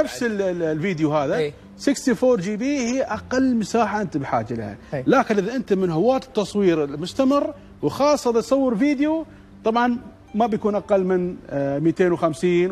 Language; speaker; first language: Arabic; native; Arabic